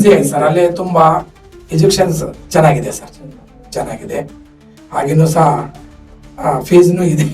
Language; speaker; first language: Kannada; non-native, local second language; Urdu